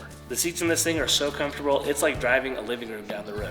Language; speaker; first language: English; native; English